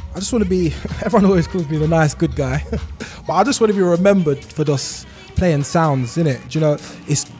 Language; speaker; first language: English; native; English